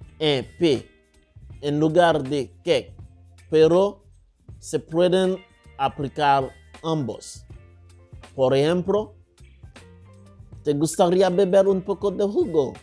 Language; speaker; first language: Spanish; non-native, local second language; Haitian Creole